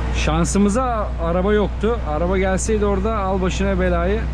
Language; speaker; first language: Turkish; native; Turkish